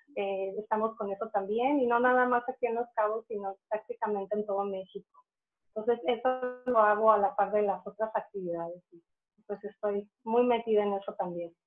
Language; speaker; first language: Spanish; native; Spanish